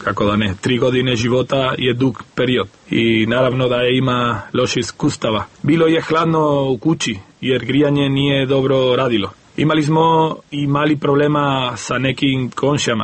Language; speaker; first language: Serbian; non-native, learner; Spanish